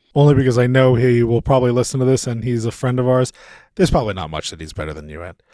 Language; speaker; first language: English; native; English